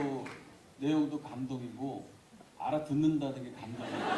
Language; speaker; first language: Korean; native; Korean